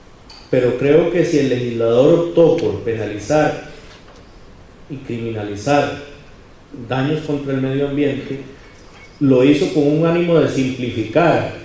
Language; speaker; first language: Spanish; native; Spanish